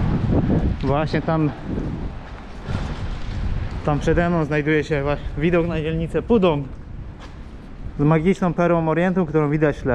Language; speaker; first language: Polish; native; Polish